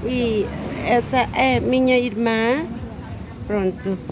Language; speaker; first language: Portuguese; non-native, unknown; Thai